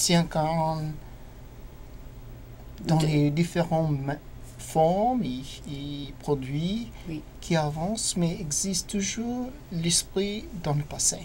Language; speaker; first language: French; non-native, fluent; English